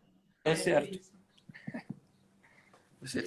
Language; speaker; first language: Portuguese; non-native, learner; Arabic